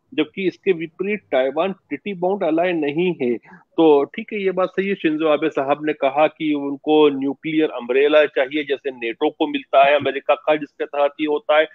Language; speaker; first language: Hindi; native; Hindi